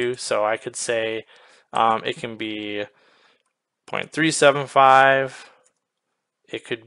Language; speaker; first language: English; native; English